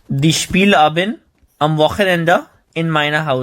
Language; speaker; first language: German; non-native, learner; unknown